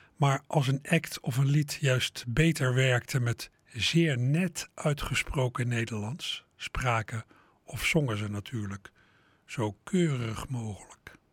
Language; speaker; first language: Dutch; native; Dutch